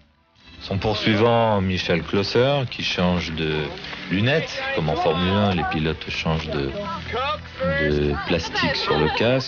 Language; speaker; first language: French; native; French